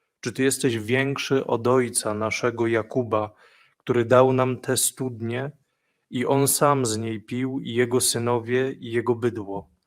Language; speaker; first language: Polish; native; Polish